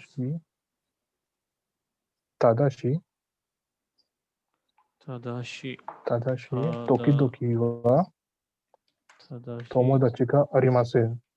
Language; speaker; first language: Japanese; non-native, learner; Hindi